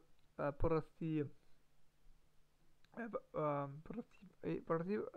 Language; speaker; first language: Spanish; non-native, learner; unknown